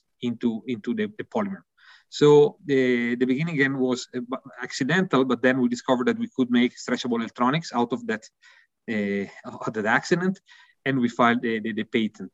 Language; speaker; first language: English; non-native, fluent; Italian